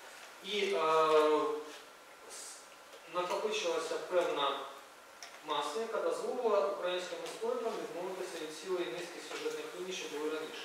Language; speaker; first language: Ukrainian; native; Ukrainian